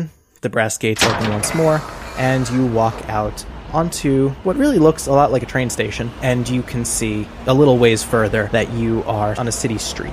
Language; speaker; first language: English; native; English